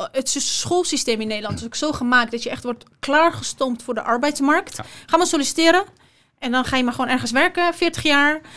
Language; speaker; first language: Dutch; early bilingual, other home language; Persian